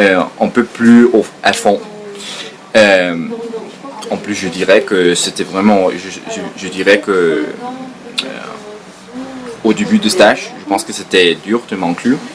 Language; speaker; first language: French; non-native, fluent; Danish